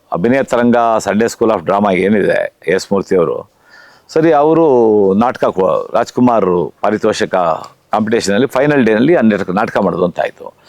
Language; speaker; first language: Kannada; native; Kannada